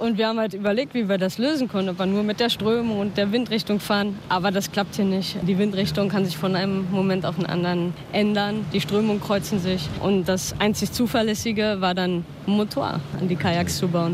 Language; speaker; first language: German; native; German